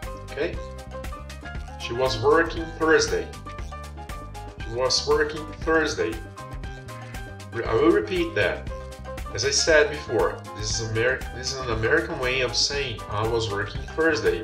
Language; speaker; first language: English; non-native, fluent; Portuguese